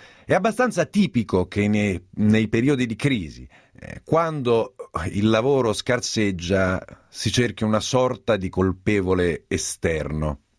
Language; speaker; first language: Italian; native; Italian